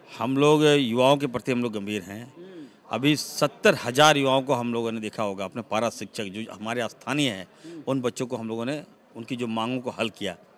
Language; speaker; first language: Hindi; native; Hindi